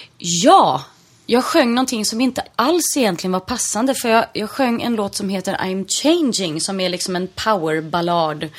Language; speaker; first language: Swedish; native; Swedish